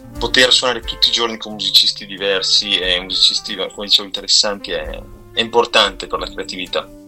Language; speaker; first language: Italian; native; Italian